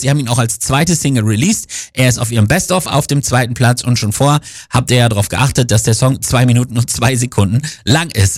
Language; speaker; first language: German; native; German